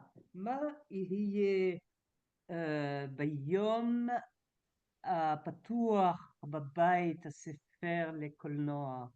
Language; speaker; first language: Hebrew; non-native, learner; French